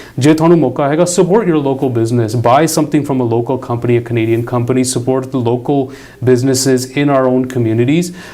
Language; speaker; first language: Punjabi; early bilingual, heritage; Punjabi